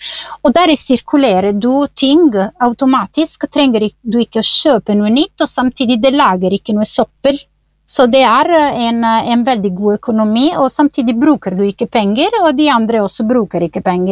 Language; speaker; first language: Norwegian; non-native, fluent; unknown